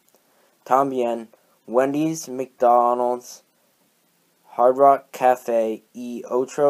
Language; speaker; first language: Spanish; non-native, learner; English